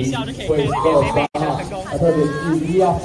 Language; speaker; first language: Chinese; native; Chinese